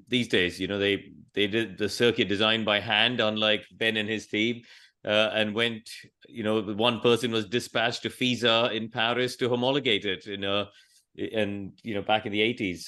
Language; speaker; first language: English; non-native, local second language; Tamil